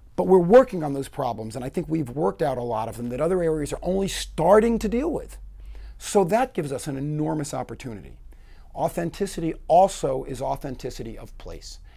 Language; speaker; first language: English; native; English